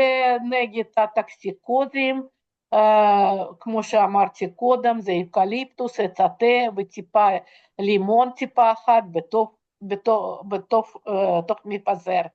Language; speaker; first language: Hebrew; non-native, fluent; Russian